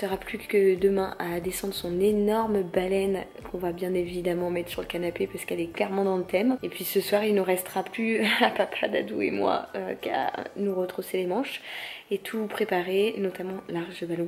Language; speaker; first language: French; native; French